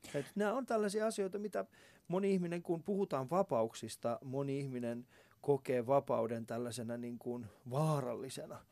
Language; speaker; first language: Finnish; non-native, fluent; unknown